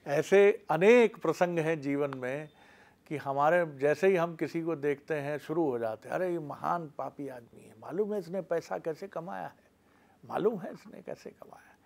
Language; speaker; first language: Hindi; native; Hindi